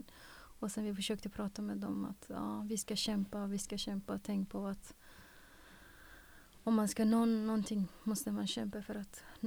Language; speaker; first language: Swedish; non-native, fluent; Persian